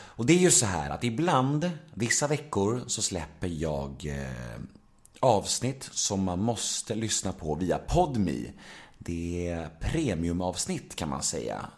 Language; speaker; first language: Swedish; native; Swedish